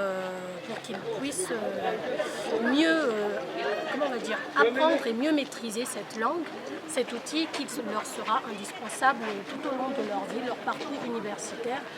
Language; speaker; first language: French; non-native, local second language; Malagasy